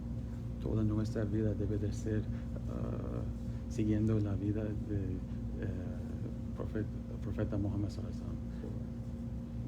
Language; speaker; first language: Spanish; non-native, learner; Pashto